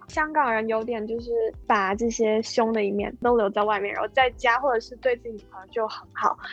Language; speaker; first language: Chinese; native; Chinese